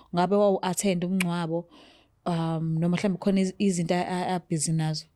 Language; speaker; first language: Zulu; native; Zulu